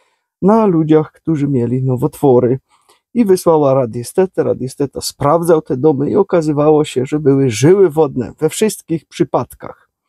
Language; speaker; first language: Polish; native; Polish